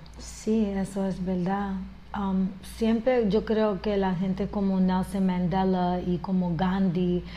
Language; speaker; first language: Spanish; early bilingual, heritage; Spanish